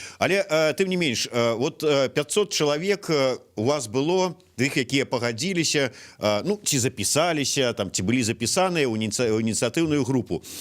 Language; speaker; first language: Belarusian; native; Belarusian